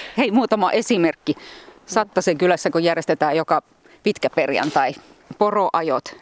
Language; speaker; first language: Finnish; native; Finnish